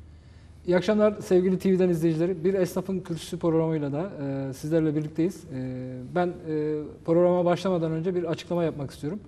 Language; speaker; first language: Turkish; native; Turkish